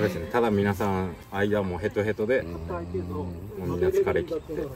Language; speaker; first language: Japanese; native; Japanese